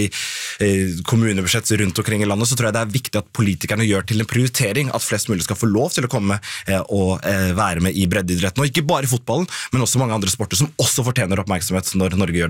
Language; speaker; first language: Norwegian; native; Norwegian